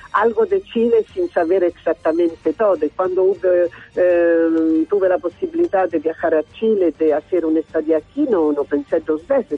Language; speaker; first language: Spanish; non-native, learner; Italian